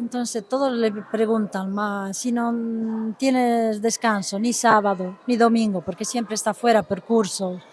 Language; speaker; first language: Spanish; non-native, fluent; Italian